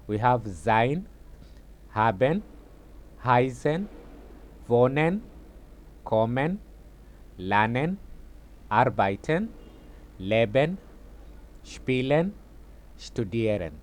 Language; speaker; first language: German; non-native, fluent; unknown